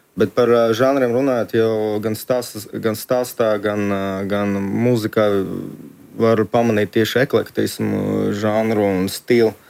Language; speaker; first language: Latvian; early bilingual, other home language; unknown